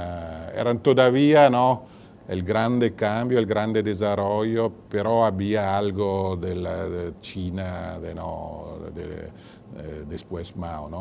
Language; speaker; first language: Spanish; non-native, fluent; Italian